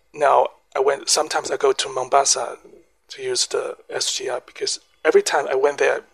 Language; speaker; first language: English; non-native, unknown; Chinese